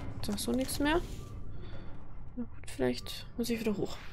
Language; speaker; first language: German; native; German